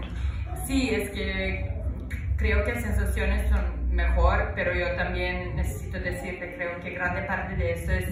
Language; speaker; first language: Spanish; non-native, fluent; Serbian